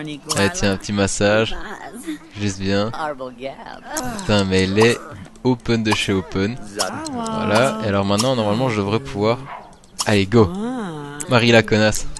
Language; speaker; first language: French; native; French